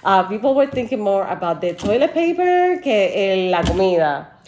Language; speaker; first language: English; non-native, fluent; Spanish